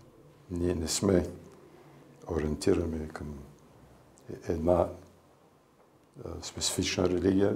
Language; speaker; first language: Bulgarian; early bilingual, heritage; Bulgarian